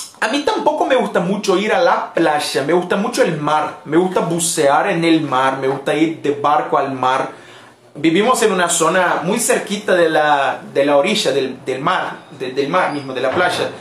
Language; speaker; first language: Spanish; non-native, fluent; Portuguese